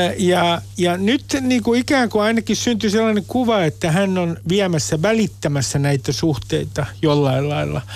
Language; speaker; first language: Finnish; native; Finnish